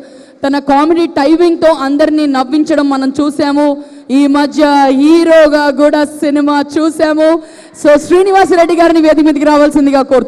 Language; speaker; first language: Telugu; native; Telugu